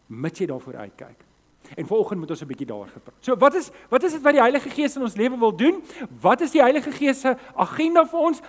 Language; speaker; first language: Afrikaans; native; Afrikaans